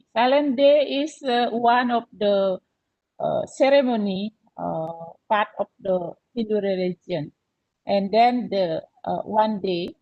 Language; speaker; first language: English; non-native, learner; Indonesian